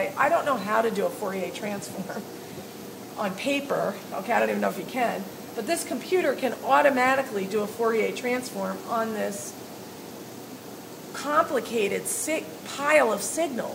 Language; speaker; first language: English; native; English